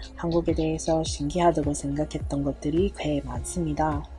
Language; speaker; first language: Korean; non-native, fluent; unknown